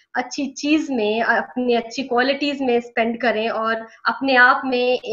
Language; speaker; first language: Hindi; native; Hindi